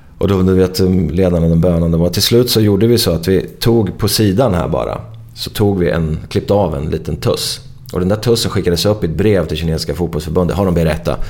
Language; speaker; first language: Swedish; native; Swedish